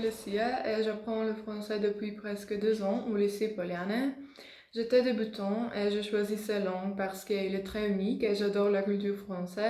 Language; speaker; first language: French; non-native, fluent; Slovenian